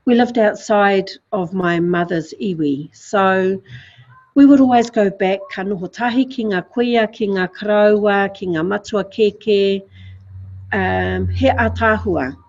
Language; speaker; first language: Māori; non-native, local second language; English